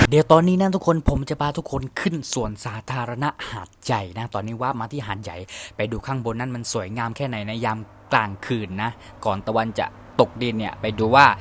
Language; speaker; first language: Thai; native; Thai